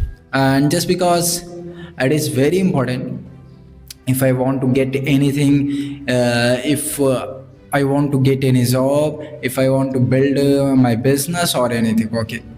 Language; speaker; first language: English; non-native, learner; Bhojpuri